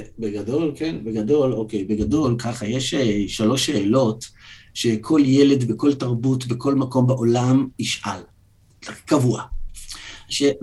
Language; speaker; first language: Hebrew; native; Hebrew